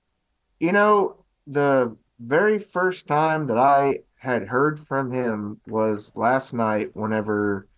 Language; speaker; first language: English; native; English